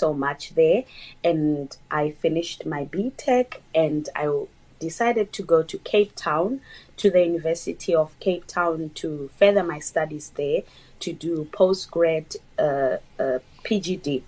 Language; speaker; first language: English; non-native, local second language; Northern Sotho